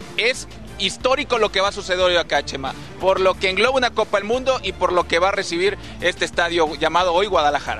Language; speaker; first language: Spanish; native; Spanish